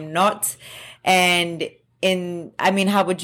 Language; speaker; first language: English; native; English